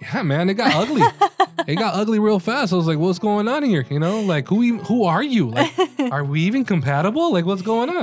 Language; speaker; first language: English; early bilingual, other home language; Spanish